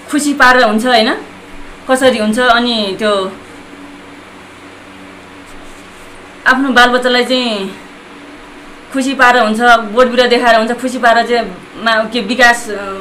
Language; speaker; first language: Nepali; non-native, local second language; Newari